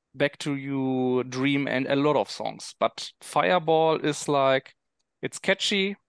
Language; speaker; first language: English; non-native, fluent; German